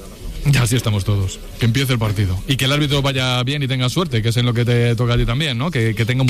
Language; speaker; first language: Spanish; native; Spanish